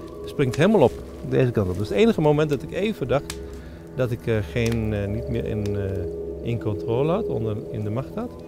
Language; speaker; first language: Dutch; native; Dutch